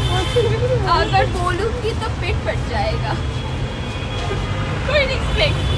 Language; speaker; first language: Hindi; non-native, local second language; Bangla